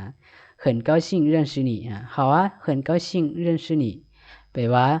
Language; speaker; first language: Chinese; non-native, fluent; Lao